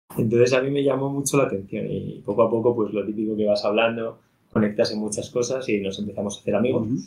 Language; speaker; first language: Spanish; native; Spanish